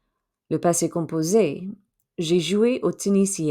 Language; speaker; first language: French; non-native, fluent; English